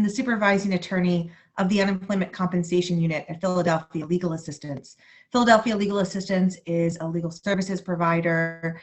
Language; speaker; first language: English; native; English